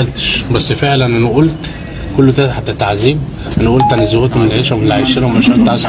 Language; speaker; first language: Arabic; native; Arabic